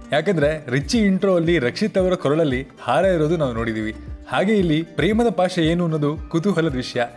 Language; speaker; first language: Kannada; native; Kannada